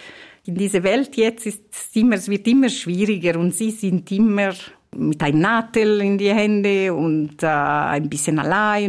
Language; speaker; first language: German; non-native, learner; Italian